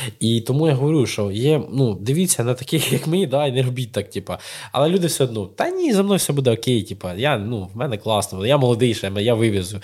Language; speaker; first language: Ukrainian; non-native, local second language; Russian